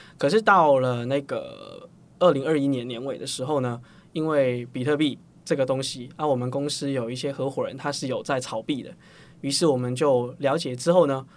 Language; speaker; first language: Chinese; non-native, local second language; Cantonese